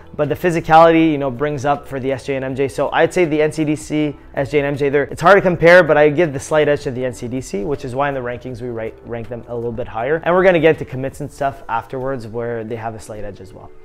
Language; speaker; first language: English; native; English